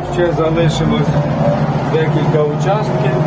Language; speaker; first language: Ukrainian; native; Ukrainian